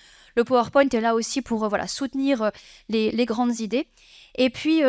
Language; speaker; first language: French; native; French